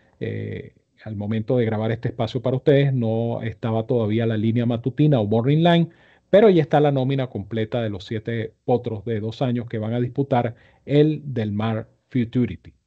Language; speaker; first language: Spanish; native; Spanish